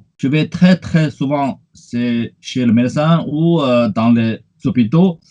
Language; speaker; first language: French; non-native, fluent; Chinese